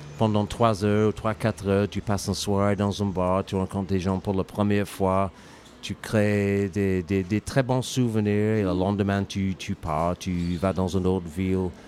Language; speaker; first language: French; non-native, fluent; English